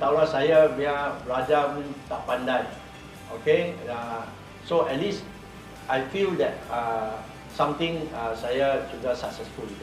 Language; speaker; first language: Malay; non-native, local second language; Chinese